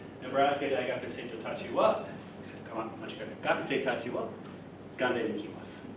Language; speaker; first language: Japanese; non-native, learner; English